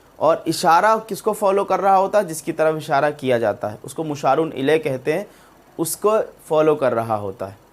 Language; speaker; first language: Urdu; native; Urdu